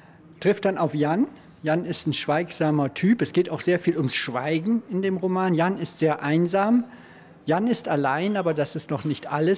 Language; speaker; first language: German; native; German